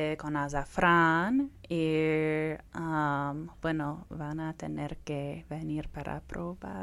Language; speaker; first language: Spanish; non-native, fluent; English